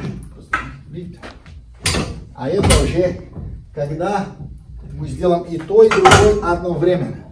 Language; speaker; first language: Russian; non-native, learner; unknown